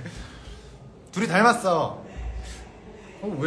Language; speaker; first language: Korean; native; Korean